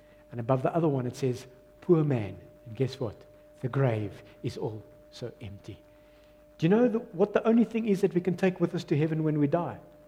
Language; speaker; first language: English; non-native, local second language; Afrikaans